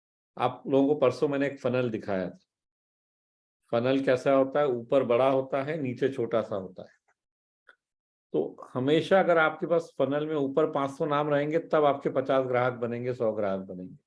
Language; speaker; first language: Hindi; native; Hindi